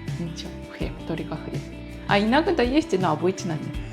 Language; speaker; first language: Russian; non-native, learner; Japanese